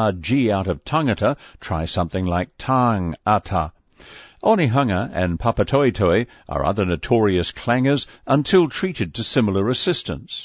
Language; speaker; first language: English; native; English